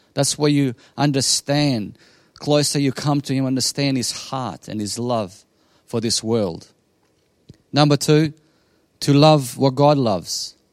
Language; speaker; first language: English; non-native, fluent; Bosnian